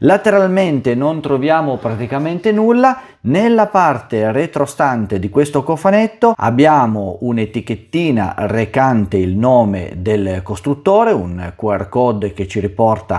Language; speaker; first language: Italian; native; Italian